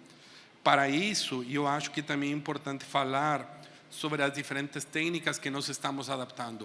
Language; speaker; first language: Portuguese; non-native, fluent; Spanish